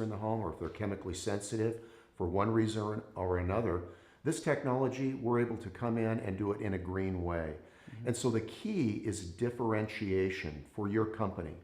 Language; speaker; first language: English; native; English